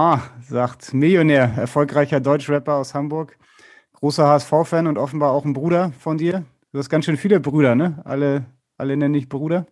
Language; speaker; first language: German; native; German